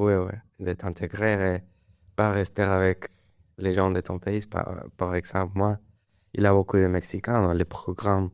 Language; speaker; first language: French; non-native, learner; Spanish